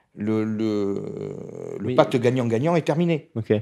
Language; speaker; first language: French; native; French